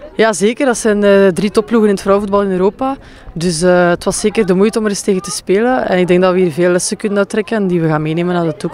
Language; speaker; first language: Dutch; native; Dutch